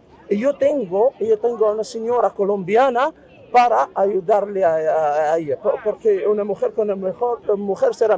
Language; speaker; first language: Spanish; non-native, fluent; Arabic